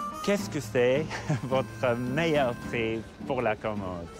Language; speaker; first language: French; non-native, learner; English